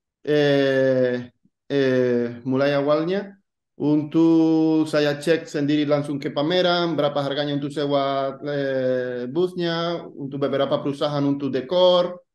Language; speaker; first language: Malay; non-native, fluent; Spanish